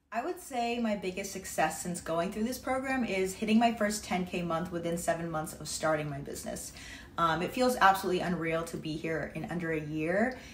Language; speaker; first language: English; native; English